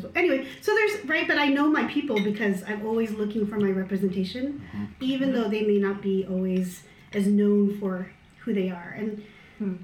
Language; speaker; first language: English; early bilingual, other home language; Filipino